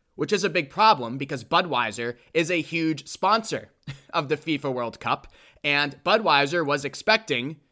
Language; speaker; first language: English; native; English